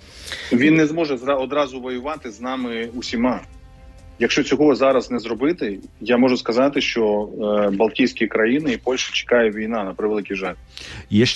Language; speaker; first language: Ukrainian; native; Ukrainian